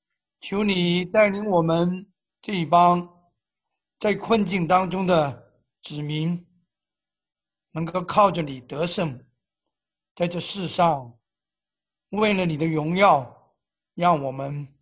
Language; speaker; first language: Chinese; native; Chinese